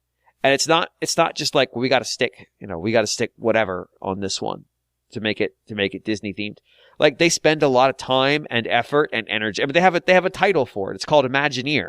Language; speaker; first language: English; native; English